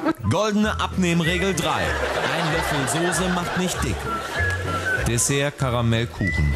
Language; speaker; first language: German; native; German